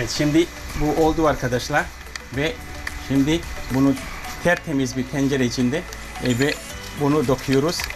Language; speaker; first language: Turkish; non-native, learner; English